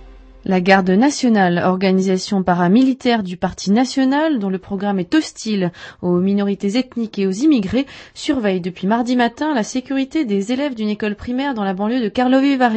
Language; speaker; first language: French; native; French